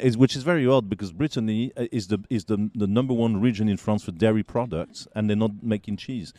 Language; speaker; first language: English; non-native, fluent; French